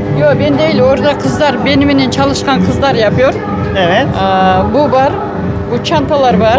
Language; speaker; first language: Turkish; non-native, local second language; Kyrgyz